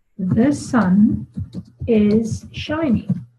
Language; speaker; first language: English; non-native, fluent; Dutch